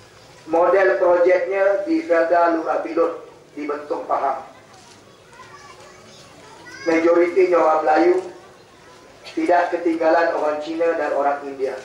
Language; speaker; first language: Malay; native; Malay